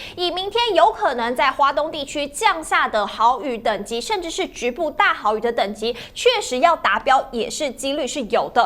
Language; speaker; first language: Chinese; native; Chinese